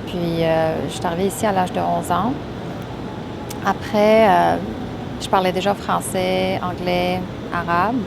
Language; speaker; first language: French; early bilingual, other home language; Arabic